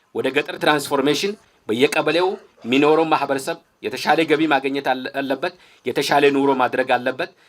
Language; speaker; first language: Amharic; native; Amharic